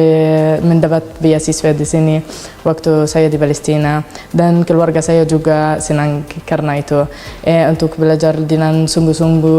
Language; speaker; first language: Indonesian; non-native, fluent; Arabic